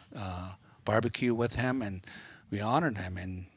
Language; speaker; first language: English; native; English